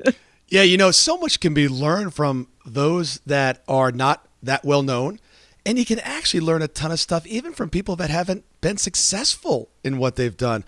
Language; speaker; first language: English; native; English